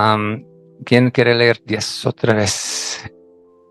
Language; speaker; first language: Spanish; non-native, fluent; English